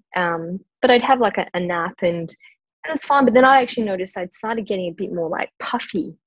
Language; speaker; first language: English; native; English